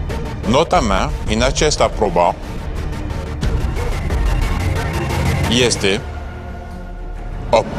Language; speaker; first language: Romanian; non-native, learner; French